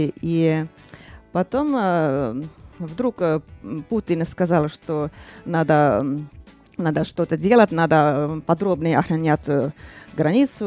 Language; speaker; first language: Russian; non-native, fluent; Finnish